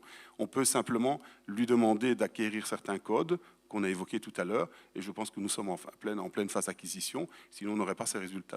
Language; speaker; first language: French; native; French